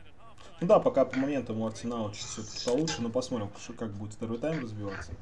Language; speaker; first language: Russian; native; Russian